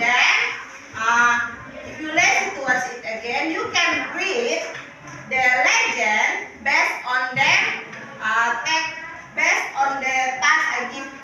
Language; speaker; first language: English; non-native, learner; Indonesian